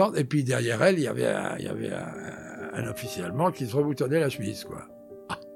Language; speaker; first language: French; native; French